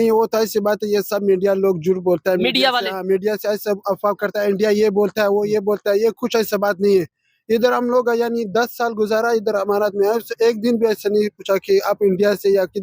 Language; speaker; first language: Hindi; non-native, local second language; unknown